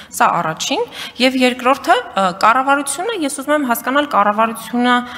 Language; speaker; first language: Armenian; native; Armenian